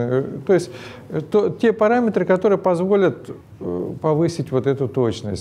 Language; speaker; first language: Russian; native; Russian